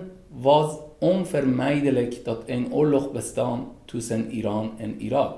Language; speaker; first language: Dutch; non-native, fluent; Persian